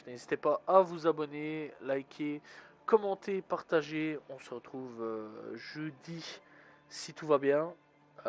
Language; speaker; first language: French; native; French